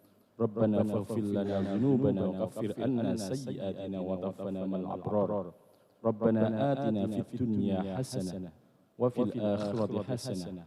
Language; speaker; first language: Arabic; non-native, fluent; Indonesian